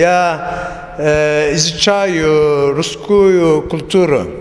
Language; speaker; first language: Russian; non-native, learner; Turkish